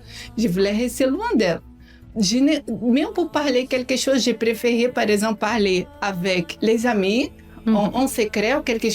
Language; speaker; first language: French; non-native, learner; Portuguese